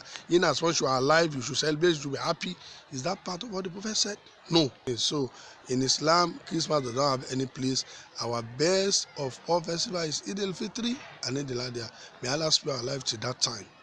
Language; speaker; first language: English; non-native, local second language; Yoruba